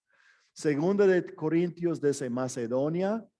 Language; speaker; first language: Spanish; non-native, fluent; English